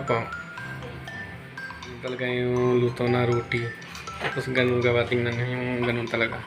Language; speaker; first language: Filipino; non-native, learner; Punjabi